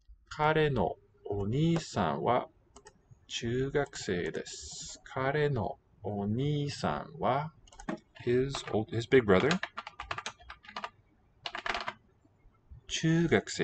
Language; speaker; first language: Japanese; non-native, learner; English